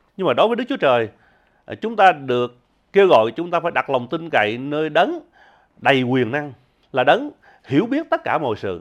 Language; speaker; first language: Vietnamese; early bilingual, heritage; Vietnamese